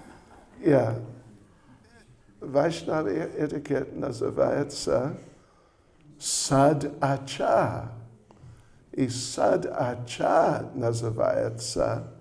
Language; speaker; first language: Russian; non-native, learner; English